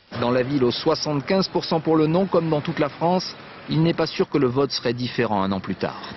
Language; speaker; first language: French; native; French